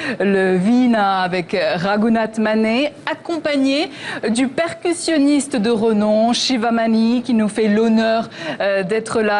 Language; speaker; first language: French; native; French